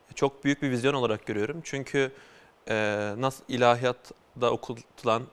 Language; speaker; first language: Turkish; native; Turkish